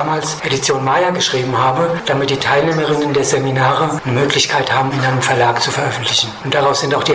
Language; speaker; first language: German; native; German